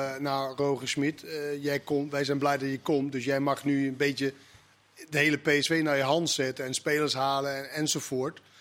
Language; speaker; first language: Dutch; native; Dutch